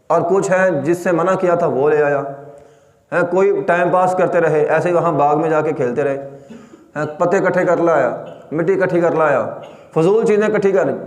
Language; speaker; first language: Urdu; native; Urdu